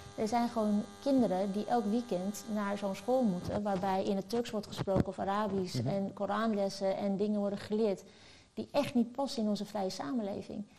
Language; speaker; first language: Dutch; early bilingual, other home language; Turkish